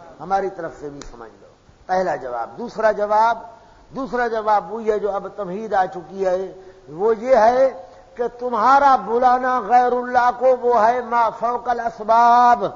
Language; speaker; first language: Urdu; non-native, local second language; Pashto